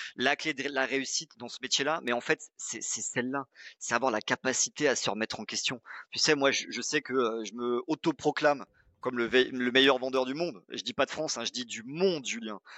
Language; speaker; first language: French; native; French